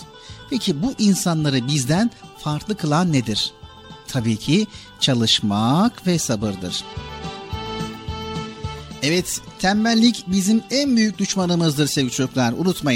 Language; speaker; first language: Turkish; native; Turkish